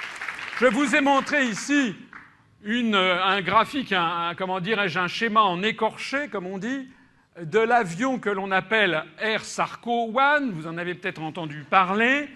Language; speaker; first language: French; native; French